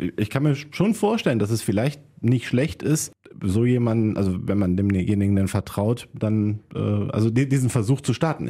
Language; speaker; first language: German; native; German